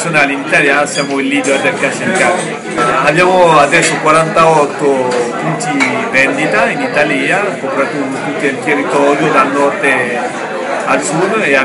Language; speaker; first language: Italian; non-native, fluent; French